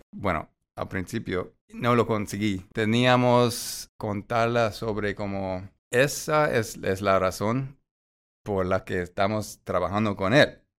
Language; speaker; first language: Spanish; non-native, fluent; English